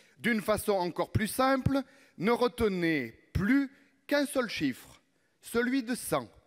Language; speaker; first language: French; native; French